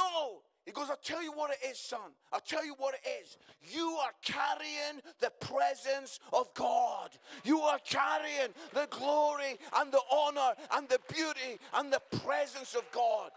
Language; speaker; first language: English; native; English